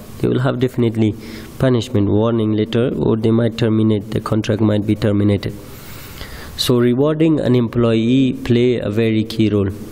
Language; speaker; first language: English; non-native, fluent; Persian